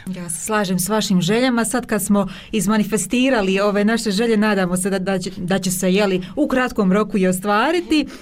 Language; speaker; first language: Croatian; native; Croatian